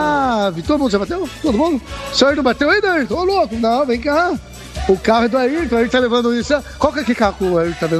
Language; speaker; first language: Portuguese; native; Portuguese